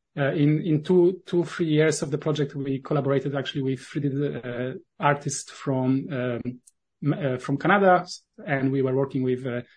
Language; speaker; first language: English; non-native, fluent; Polish